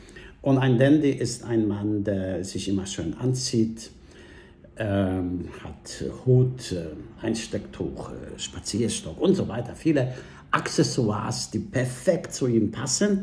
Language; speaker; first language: German; non-native, fluent; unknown